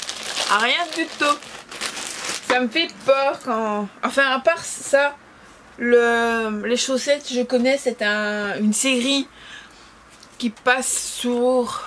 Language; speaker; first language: French; native; French